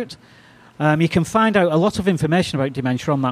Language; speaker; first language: English; native; English